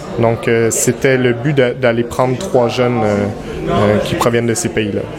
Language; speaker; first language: French; native; French